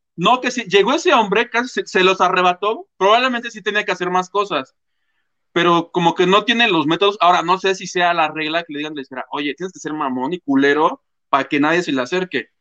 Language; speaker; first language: Spanish; native; Spanish